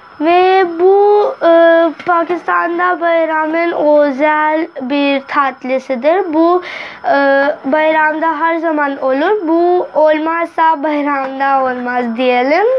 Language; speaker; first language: Turkish; non-native, learner; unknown